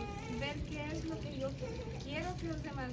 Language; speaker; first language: Spanish; early bilingual, heritage; Spanish